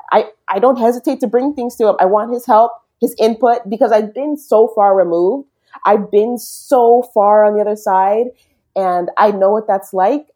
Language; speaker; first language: English; native; English